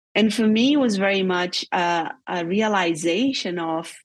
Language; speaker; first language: English; non-native, fluent; Portuguese